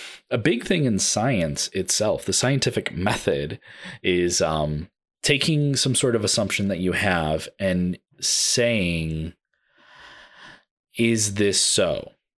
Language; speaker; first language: English; native; English